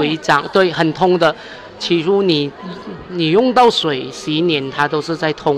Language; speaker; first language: Chinese; native; Chinese